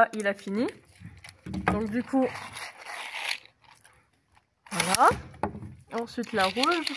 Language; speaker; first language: French; native; French